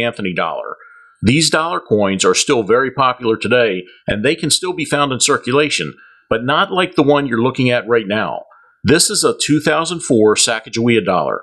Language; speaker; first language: English; native; English